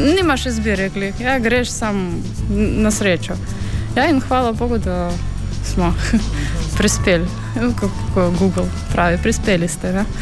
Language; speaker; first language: Slovenian; non-native, fluent; Ukrainian